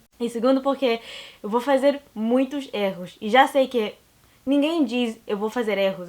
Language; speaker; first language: Portuguese; non-native, learner; English